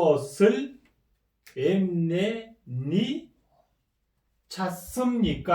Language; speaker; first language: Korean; non-native, fluent; Kyrgyz